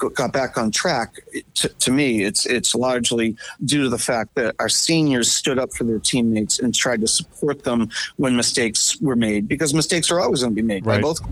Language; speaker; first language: English; native; English